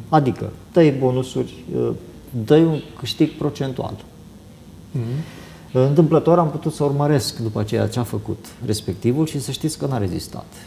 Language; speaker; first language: Romanian; native; Romanian